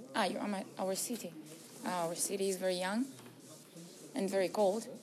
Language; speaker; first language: English; non-native, learner; Russian